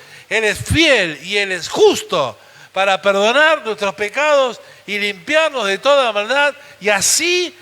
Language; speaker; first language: Spanish; native; Spanish